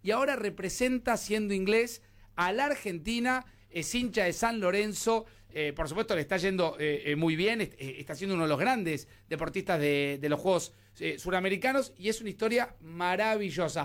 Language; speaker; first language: Spanish; native; Spanish